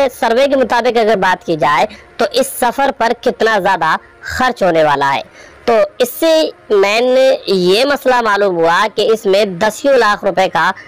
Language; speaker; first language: Hindi; native; Hindi